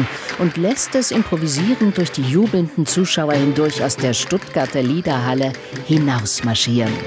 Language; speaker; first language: German; native; German